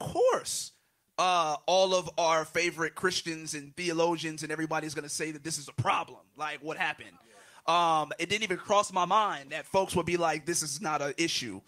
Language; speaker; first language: English; native; English